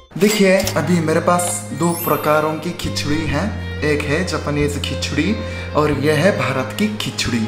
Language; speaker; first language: Hindi; non-native, fluent; Japanese